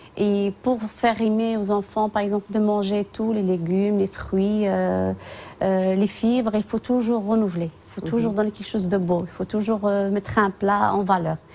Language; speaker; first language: French; non-native, local second language; Tachelhit